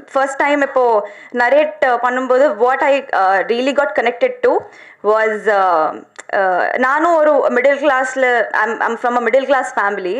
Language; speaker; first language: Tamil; non-native, learner; Telugu